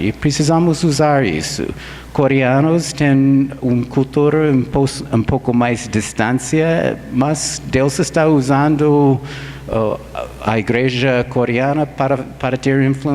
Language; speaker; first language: Portuguese; non-native, fluent; English